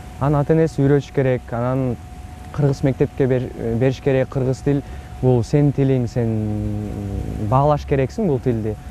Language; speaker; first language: Kyrgyz; non-native, local second language; Russian